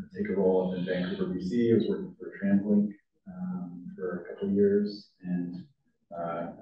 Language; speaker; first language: English; native; English